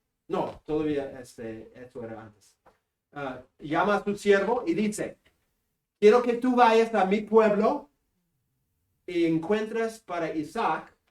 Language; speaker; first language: Spanish; non-native, fluent; English